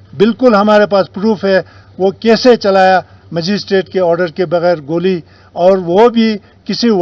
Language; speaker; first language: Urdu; non-native, local second language; Ladakhi